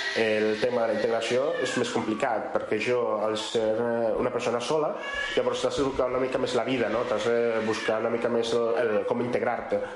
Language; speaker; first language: Catalan; non-native, fluent; Spanish